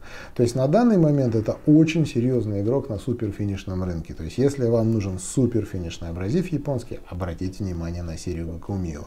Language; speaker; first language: Russian; native; Russian